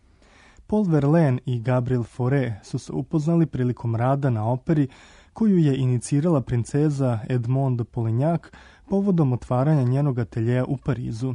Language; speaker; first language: Croatian; native; Croatian